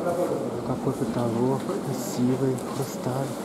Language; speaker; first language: Russian; native; Russian